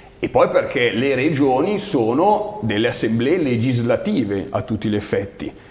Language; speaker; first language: Italian; native; Italian